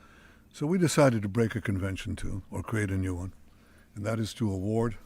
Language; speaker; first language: English; non-native, fluent; Hebrew